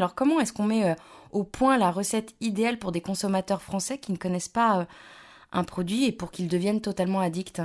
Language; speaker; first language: French; native; French